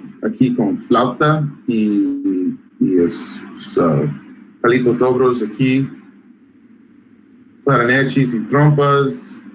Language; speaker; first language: Portuguese; non-native, fluent; English